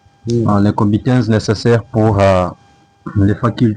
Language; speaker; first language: French; non-native, learner; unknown